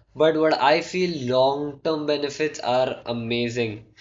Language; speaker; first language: English; non-native, local second language; Hindi